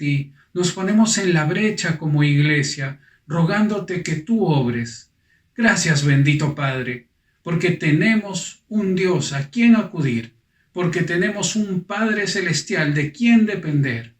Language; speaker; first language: Spanish; native; Spanish